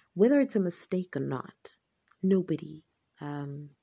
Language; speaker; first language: English; non-native, local second language; Shona